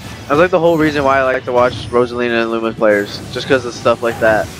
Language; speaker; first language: English; native; English